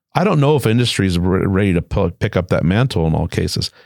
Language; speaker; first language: English; native; English